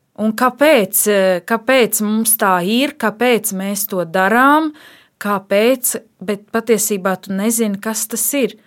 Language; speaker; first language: Latvian; native; Latvian